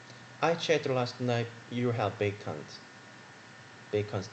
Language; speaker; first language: English; non-native, learner; Korean